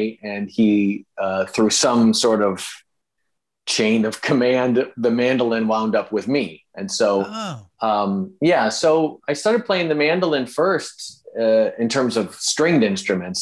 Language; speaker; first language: English; native; English